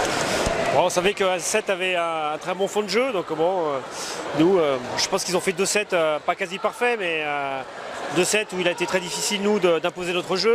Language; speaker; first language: French; native; French